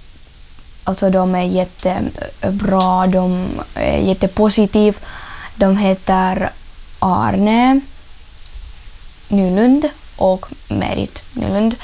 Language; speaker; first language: Swedish; non-native, fluent; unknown